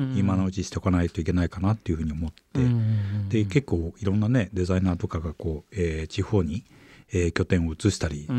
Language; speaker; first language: Japanese; native; Japanese